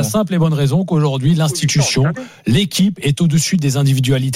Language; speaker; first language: French; native; French